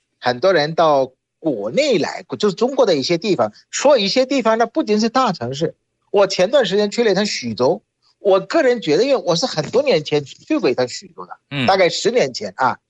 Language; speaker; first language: Chinese; non-native, fluent; Bangla